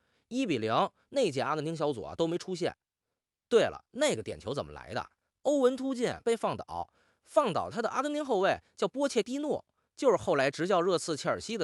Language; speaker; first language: Chinese; native; Chinese